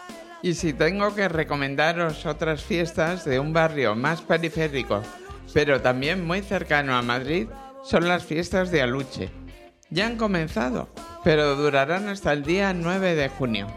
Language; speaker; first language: Spanish; native; Spanish